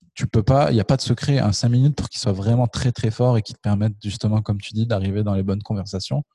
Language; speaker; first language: French; native; French